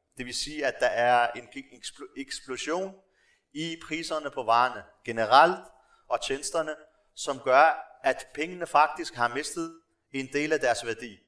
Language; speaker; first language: Danish; non-native, local second language; Arabic